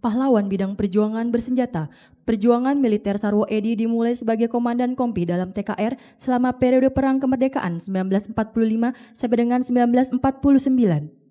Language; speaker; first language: Indonesian; native; Indonesian